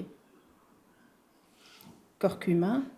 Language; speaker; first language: French; non-native, local second language; Arabic